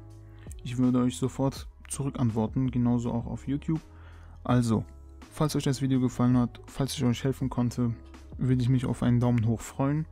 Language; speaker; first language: German; native; German